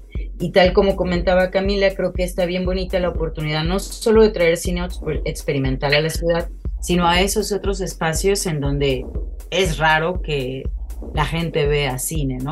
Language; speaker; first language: Spanish; native; Spanish